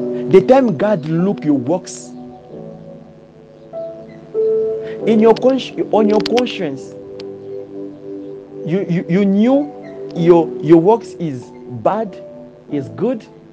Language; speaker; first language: English; non-native, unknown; Lingala